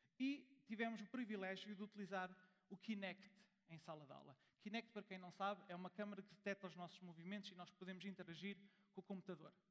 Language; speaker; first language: Portuguese; early bilingual, heritage; German